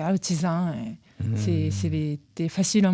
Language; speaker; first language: French; non-native, fluent; Japanese